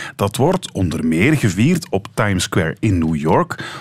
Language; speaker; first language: Dutch; native; Dutch